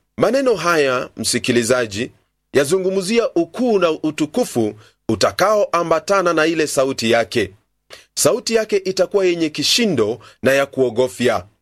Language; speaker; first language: Swahili; non-native, local second language; Luyia